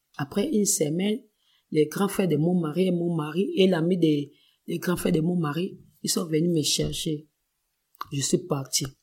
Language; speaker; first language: French; non-native, local second language; Kongo